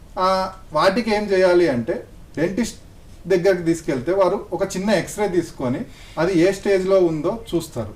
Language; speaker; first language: Telugu; native; Telugu